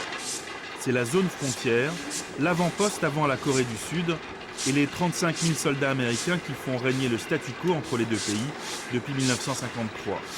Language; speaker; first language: French; native; French